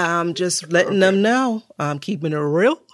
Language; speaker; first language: English; native; English